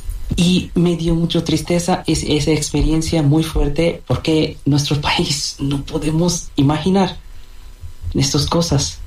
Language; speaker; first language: Spanish; non-native, fluent; Bangla